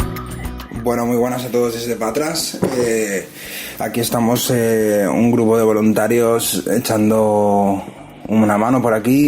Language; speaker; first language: Spanish; native; Spanish